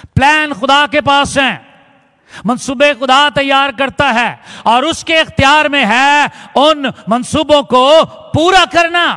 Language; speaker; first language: Urdu; non-native, local second language; Punjabi